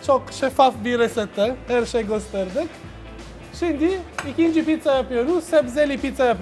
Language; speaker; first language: Turkish; non-native, learner; Italian